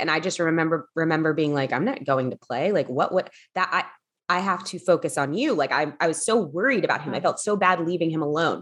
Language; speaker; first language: English; native; English